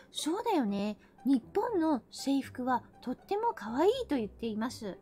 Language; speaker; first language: Japanese; non-native, fluent; English